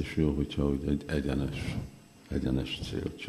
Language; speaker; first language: Hungarian; non-native, learner; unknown